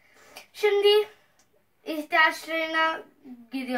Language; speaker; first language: Turkish; non-native, learner; Urdu